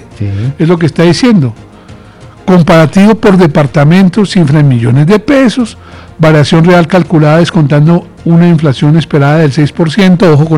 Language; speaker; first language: Spanish; native; Spanish